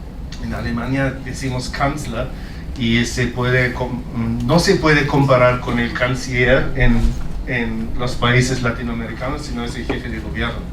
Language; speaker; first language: Spanish; non-native, fluent; German